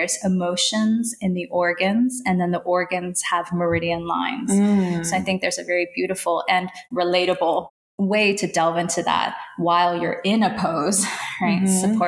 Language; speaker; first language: English; native; English